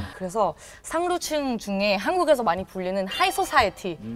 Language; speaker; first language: Korean; non-native, fluent; Thai